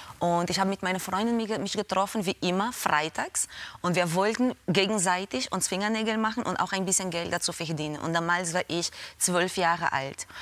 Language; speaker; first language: German; non-native, fluent; Portuguese